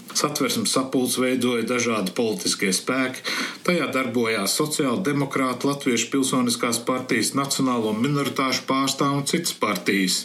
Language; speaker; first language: Latvian; early bilingual, heritage; Latvian